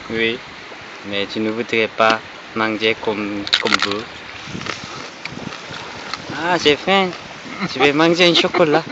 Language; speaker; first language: French; non-native, learner; Korean